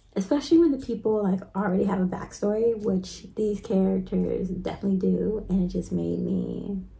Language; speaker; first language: English; native; English